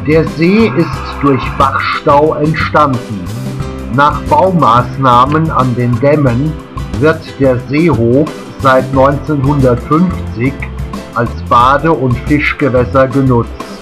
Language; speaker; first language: German; native; German